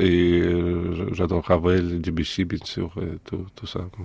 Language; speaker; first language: French; non-native, fluent; Russian